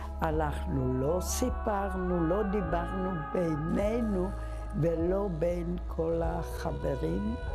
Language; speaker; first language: Hebrew; non-native, fluent; Czech